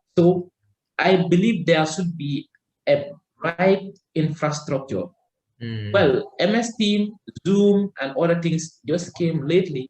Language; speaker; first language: English; non-native, learner; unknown